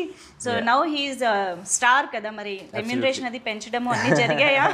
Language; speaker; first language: Telugu; native; Telugu